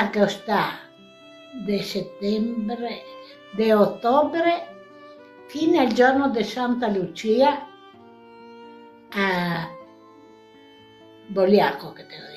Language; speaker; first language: Italian; non-native, local second language; Venetian